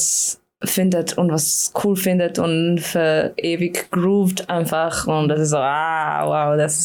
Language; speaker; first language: German; non-native, fluent; Croatian